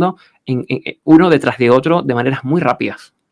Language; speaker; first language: Spanish; native; Spanish